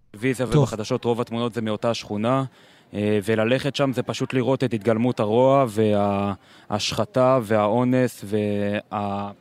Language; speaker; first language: Hebrew; native; Hebrew